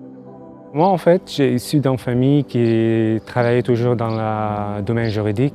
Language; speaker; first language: French; non-native, learner; Arabic